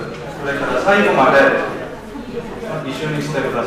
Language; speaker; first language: Japanese; non-native, learner; Korean